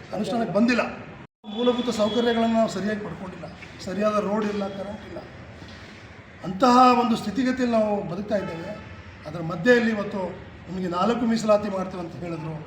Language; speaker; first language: Kannada; non-native, local second language; Lambadi